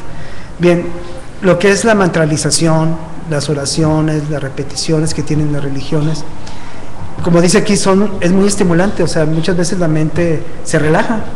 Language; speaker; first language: Spanish; native; Spanish